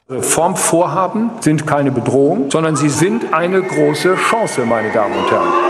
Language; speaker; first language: German; native; German